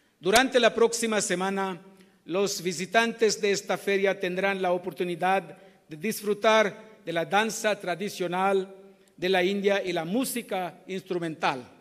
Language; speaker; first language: Spanish; non-native, learner; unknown